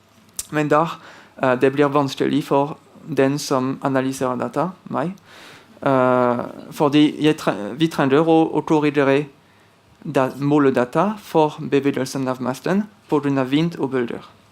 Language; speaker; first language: Norwegian; non-native, fluent; French